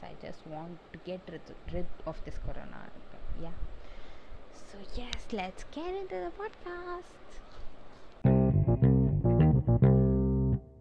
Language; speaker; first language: English; non-native, local second language; Tamil